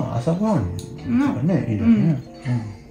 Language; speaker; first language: Japanese; native; Japanese